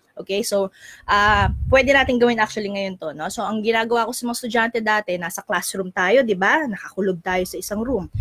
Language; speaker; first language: Filipino; native; Filipino